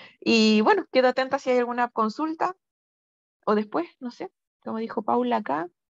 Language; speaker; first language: Spanish; native; Spanish